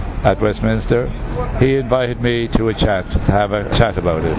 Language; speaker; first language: English; native; English